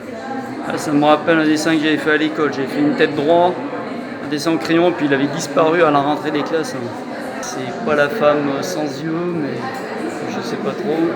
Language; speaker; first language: French; native; French